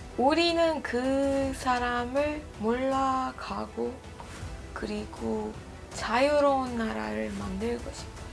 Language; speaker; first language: Korean; non-native, fluent; Persian